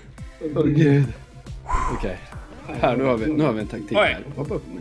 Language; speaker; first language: Swedish; native; Swedish